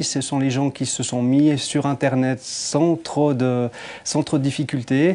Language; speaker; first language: French; native; French